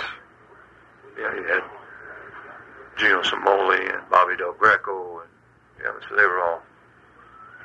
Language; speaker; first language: English; early bilingual, other home language; Spanish